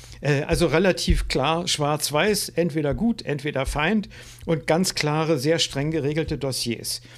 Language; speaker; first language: German; native; German